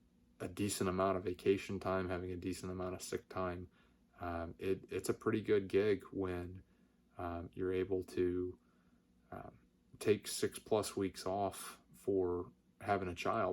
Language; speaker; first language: English; native; English